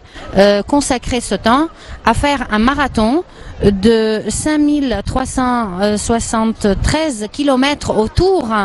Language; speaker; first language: French; non-native, fluent; Arabic